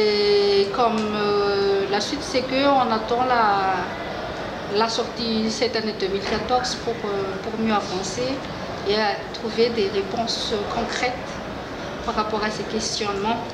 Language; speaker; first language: French; non-native, local second language; Malagasy